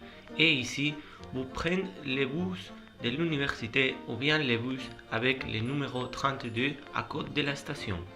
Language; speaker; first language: French; non-native, learner; Spanish